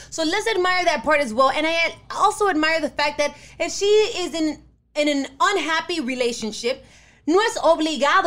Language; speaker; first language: English; early bilingual, other home language; Spanish